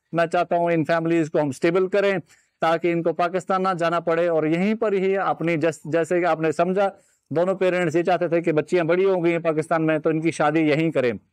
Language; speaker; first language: Hindi; native; Hindi